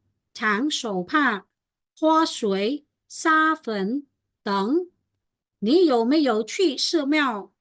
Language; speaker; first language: Chinese; non-native, fluent; Khmer